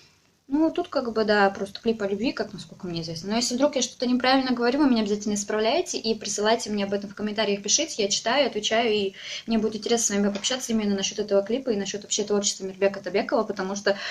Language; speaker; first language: Russian; native; Russian